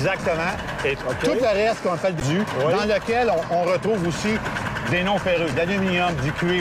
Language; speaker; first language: French; native; French